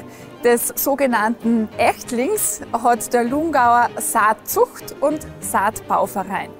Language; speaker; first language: German; native; German